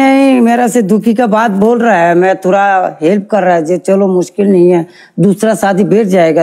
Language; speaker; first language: Hindi; non-native, learner; Bangla